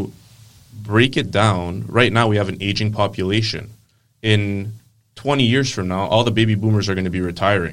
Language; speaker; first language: English; non-native, fluent; Greek